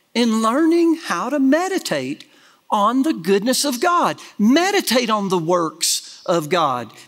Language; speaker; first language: English; native; English